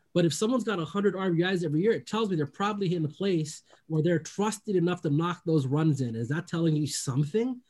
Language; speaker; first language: English; native; English